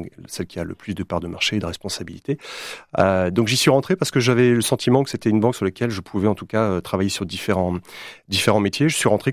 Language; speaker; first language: French; native; French